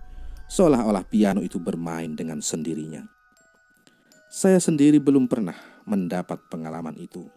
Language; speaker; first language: Indonesian; native; Indonesian